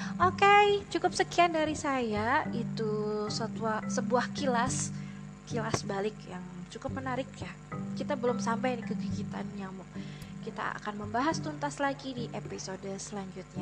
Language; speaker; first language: Indonesian; native; Indonesian